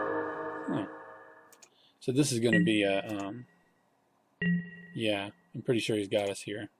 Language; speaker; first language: English; native; English